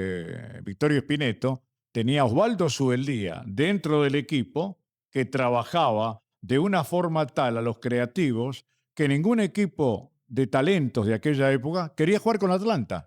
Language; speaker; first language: Spanish; native; Spanish